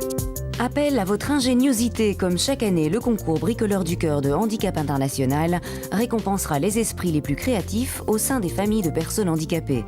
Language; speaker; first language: French; native; French